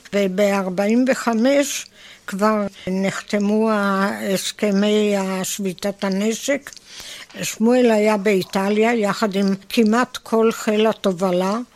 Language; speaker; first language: Hebrew; native; Hebrew